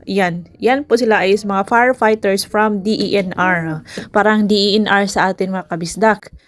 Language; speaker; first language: Filipino; non-native, local second language; Cebuano